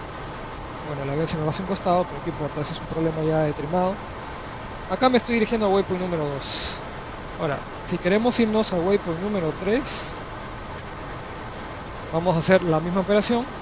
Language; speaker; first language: Spanish; native; Spanish